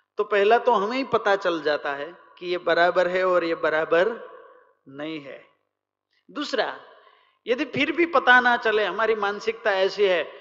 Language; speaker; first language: Hindi; non-native, local second language; Gujarati